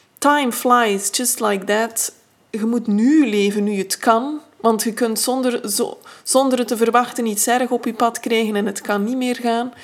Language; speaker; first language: Dutch; native; Dutch